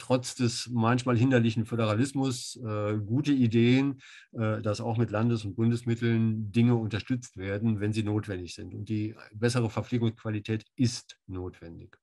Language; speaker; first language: German; native; German